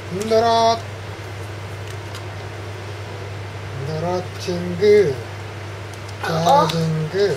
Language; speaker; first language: Japanese; native; Japanese